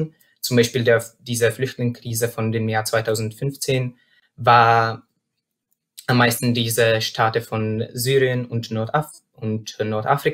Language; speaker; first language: German; non-native, fluent; Czech